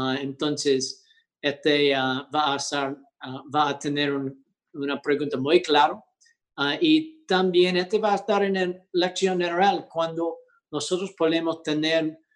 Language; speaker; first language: Spanish; early bilingual, heritage; English